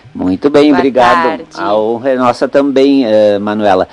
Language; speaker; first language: Portuguese; native; Portuguese